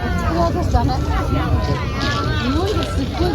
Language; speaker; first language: Japanese; native; Japanese